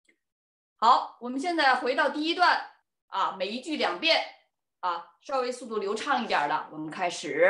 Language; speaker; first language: Chinese; native; Chinese